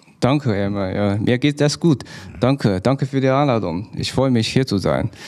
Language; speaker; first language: German; non-native, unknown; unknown